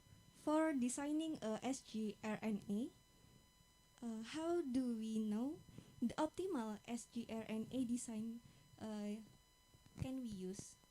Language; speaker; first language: English; non-native, fluent; Indonesian